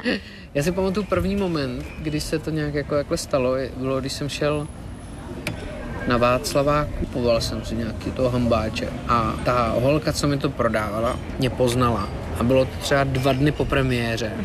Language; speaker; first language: Czech; native; Czech